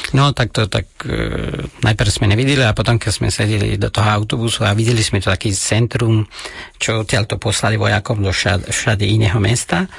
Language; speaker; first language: Slovak; non-native, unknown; Persian